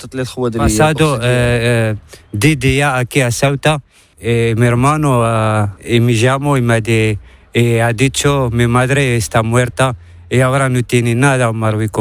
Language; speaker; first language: Spanish; non-native, learner; Arabic